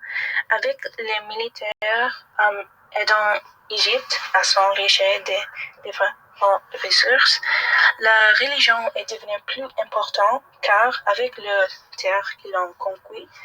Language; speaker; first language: French; non-native, learner; English